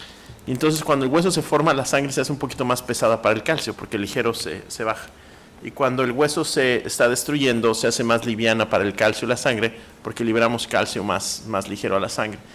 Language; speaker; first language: Spanish; native; Spanish